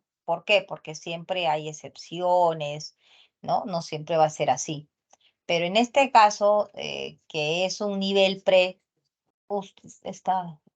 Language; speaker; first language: Spanish; native; Spanish